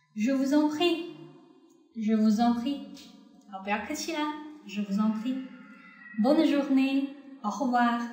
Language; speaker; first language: French; non-native, fluent; Chinese